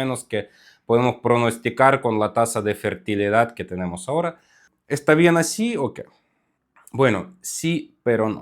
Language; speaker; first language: Spanish; non-native, fluent; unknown